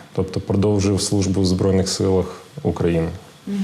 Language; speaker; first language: Ukrainian; non-native, local second language; Russian